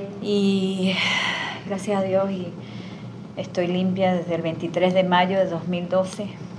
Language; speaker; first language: Spanish; native; Spanish